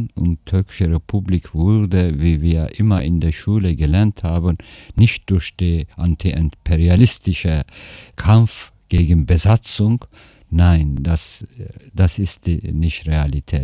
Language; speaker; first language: German; non-native, fluent; Turkish